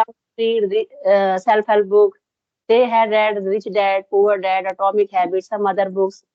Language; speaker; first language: English; non-native, local second language; Hindi